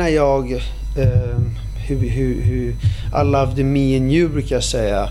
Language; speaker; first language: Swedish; early bilingual, other home language; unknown